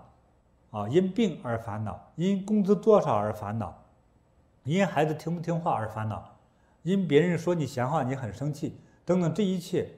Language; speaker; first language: Chinese; native; Chinese